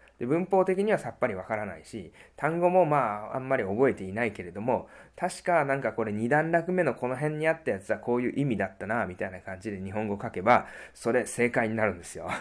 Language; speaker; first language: Japanese; native; Japanese